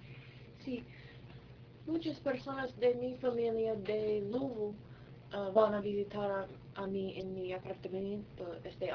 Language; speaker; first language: Spanish; non-native, learner; English